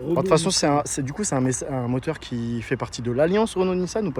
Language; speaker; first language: French; native; French